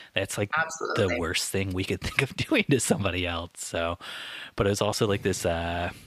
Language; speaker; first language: English; native; English